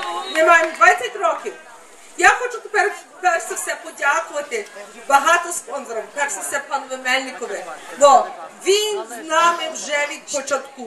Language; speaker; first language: Ukrainian; early bilingual, heritage; Ukrainian